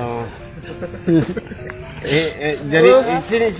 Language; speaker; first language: Indonesian; non-native, learner; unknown